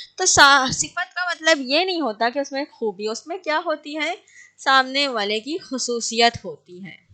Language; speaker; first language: Urdu; native; Urdu